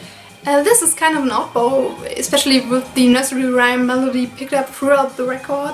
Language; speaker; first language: English; non-native, fluent; German